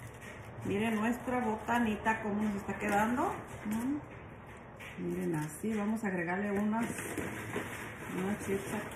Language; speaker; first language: Spanish; native; Spanish